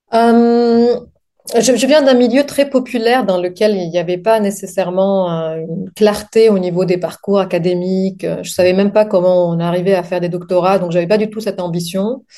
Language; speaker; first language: French; non-native, local second language; Arabic